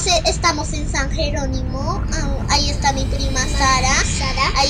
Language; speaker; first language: Spanish; native; Spanish